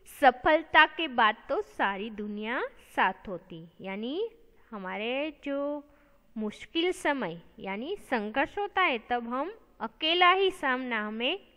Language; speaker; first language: Hindi; non-native, local second language; Gujarati